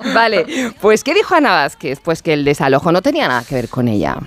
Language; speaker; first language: Spanish; native; Spanish